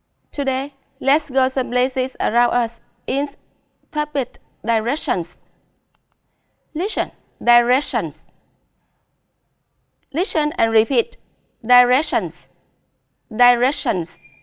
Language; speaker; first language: English; non-native, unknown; Vietnamese